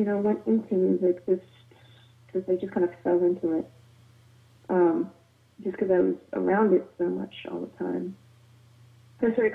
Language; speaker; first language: English; native; English